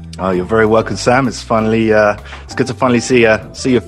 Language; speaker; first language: English; native; English